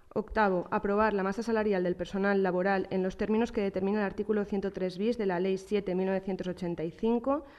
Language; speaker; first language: Spanish; non-native, local second language; Catalan